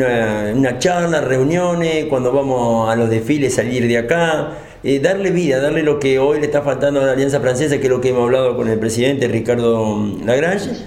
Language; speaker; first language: Spanish; native; Spanish